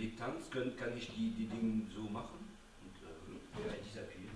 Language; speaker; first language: German; non-native, learner; French